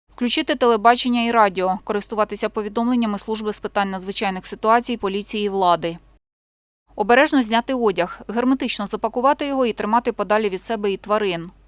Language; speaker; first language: Ukrainian; native; Ukrainian